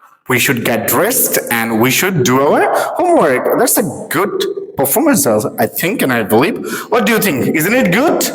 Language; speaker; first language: English; non-native, local second language; Bangla